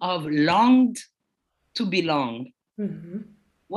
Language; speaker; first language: English; non-native, fluent; French